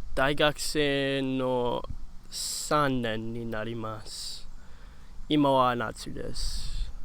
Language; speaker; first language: Japanese; non-native, learner; English